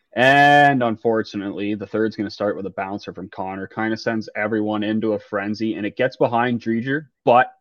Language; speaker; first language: English; native; English